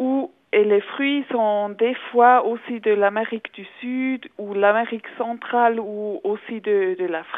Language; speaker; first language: French; non-native, local second language; German